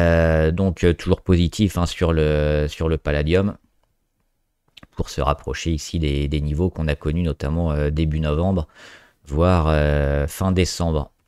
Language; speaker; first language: French; native; French